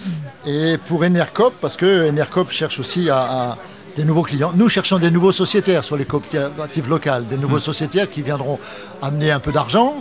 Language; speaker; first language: French; native; French